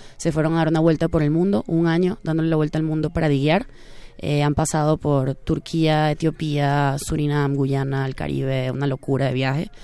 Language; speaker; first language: Spanish; native; Spanish